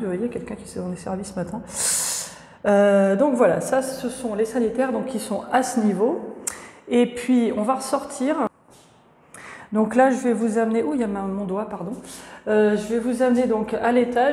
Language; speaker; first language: French; native; French